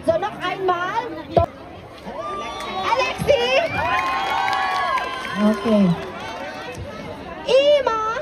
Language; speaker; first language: German; non-native, learner; Filipino